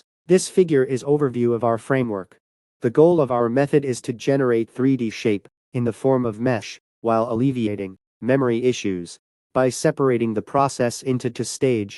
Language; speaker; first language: English; non-native, fluent; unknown